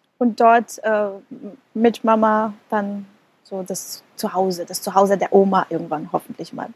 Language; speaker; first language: German; non-native, fluent; Portuguese